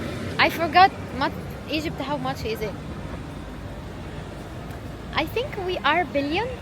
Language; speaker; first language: English; non-native, learner; Arabic